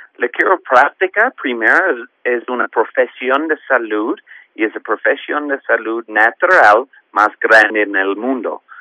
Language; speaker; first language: Spanish; non-native, fluent; English